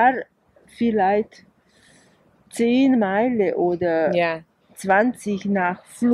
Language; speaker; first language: German; non-native, fluent; Hungarian